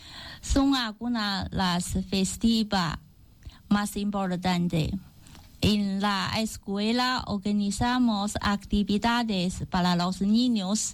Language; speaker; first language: Spanish; non-native, learner; Chinese